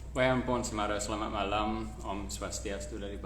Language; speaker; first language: Indonesian; non-native, fluent; English